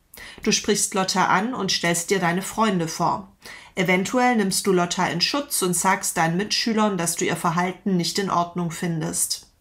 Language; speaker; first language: German; native; German